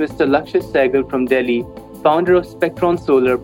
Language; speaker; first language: English; non-native, local second language; Hindi